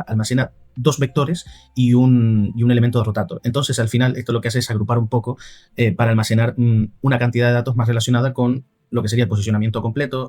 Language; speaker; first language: Spanish; native; Spanish